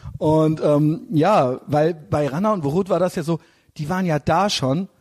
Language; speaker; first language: German; native; German